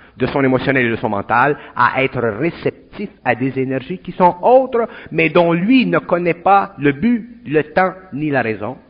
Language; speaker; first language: French; native; French